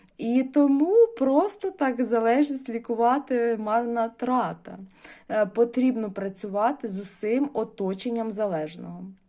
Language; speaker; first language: Ukrainian; non-native, local second language; Russian